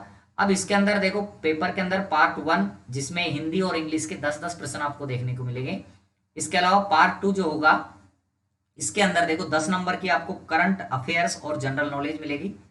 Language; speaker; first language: Hindi; native; Hindi